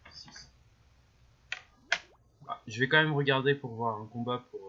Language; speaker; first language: French; native; French